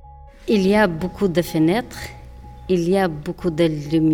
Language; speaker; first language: French; non-native, learner; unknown